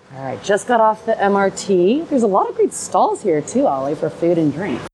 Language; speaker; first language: English; native; English